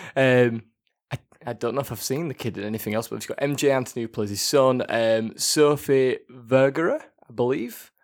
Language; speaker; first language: English; native; English